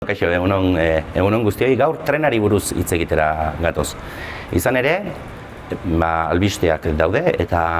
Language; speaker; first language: Basque; native; Basque